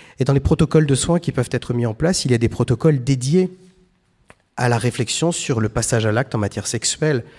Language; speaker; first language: French; native; French